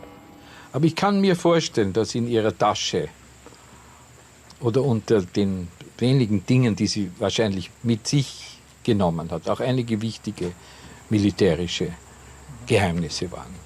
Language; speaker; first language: German; native; German